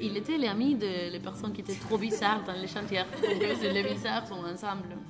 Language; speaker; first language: French; non-native, learner; Spanish